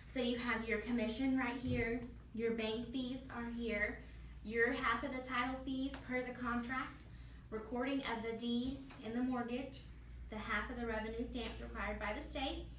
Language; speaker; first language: English; native; English